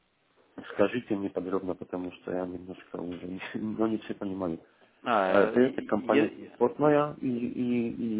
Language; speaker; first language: Russian; non-native, learner; Polish